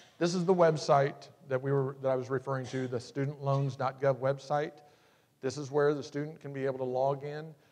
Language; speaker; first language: English; native; English